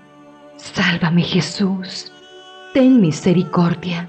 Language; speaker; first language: Spanish; native; Spanish